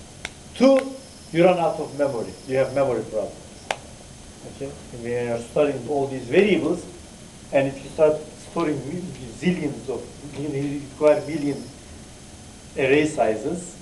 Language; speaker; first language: English; non-native, fluent; Turkish